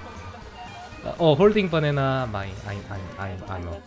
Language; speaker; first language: English; non-native, learner; Korean